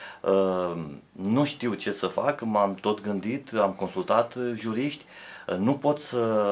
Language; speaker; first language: Romanian; native; Romanian